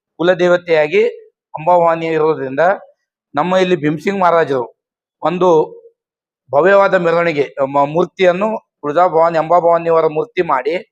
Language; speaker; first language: Kannada; non-native, local second language; Lambadi